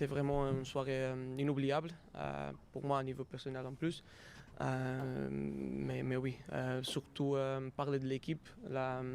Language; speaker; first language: French; non-native, fluent; Portuguese